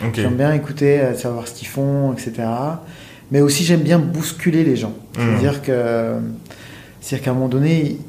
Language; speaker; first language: French; native; French